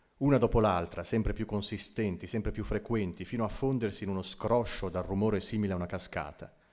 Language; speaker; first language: Italian; native; Italian